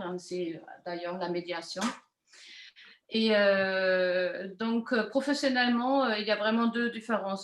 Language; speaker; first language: French; non-native, fluent; German